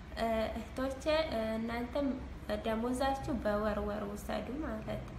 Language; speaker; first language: Amharic; non-native, local second language; Oromo